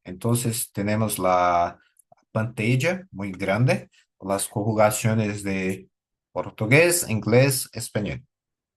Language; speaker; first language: Spanish; non-native, learner; Portuguese